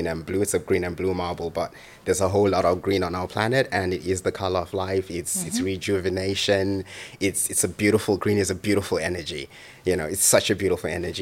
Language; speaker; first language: English; non-native, local second language; Shona